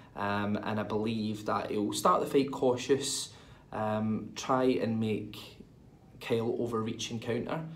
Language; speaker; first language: English; native; English